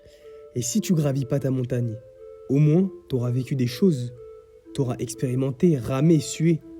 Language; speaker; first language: French; native; French